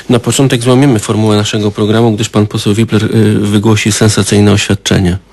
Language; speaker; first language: Polish; native; Polish